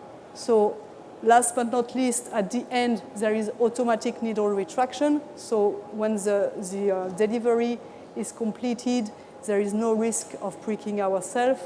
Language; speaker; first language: English; non-native, fluent; French